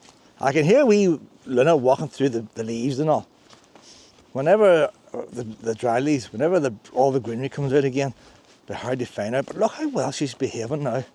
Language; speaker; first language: English; native; English